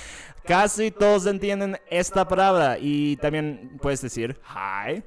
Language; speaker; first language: Spanish; non-native, fluent; English